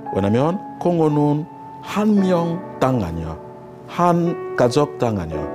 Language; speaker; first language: Korean; non-native, learner; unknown